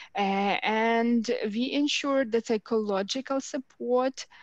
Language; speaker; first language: English; non-native, fluent; Ukrainian